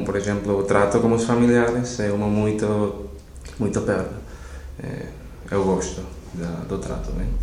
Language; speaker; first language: Portuguese; non-native, learner; Spanish